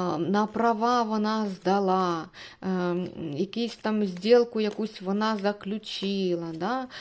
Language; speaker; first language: Ukrainian; non-native, local second language; Russian